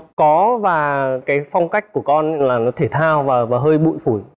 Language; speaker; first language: Vietnamese; native; Vietnamese